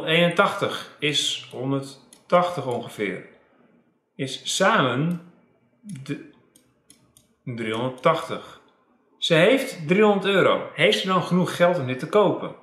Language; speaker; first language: Dutch; native; Dutch